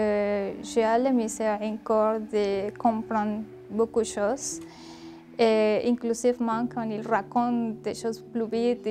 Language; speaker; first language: French; non-native, learner; Spanish